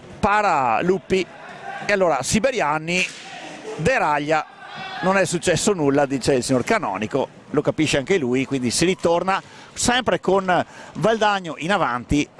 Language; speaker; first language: Italian; native; Italian